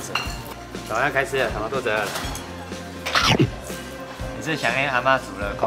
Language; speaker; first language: Chinese; native; Chinese